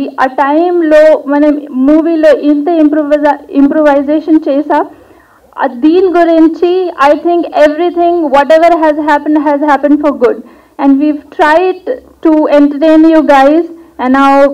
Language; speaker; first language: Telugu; non-native, learner; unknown